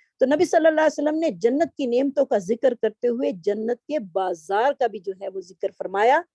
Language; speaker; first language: Urdu; native; Urdu